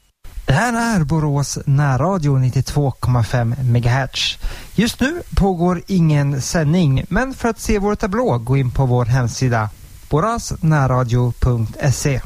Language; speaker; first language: Swedish; native; Swedish